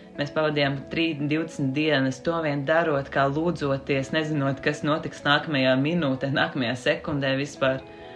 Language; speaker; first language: Latvian; native; Latvian